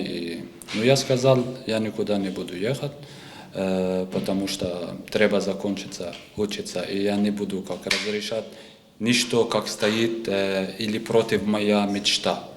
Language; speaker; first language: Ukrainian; non-native, learner; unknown